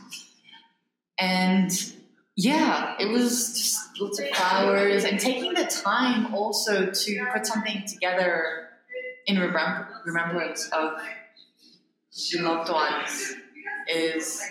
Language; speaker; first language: English; non-native, local second language; French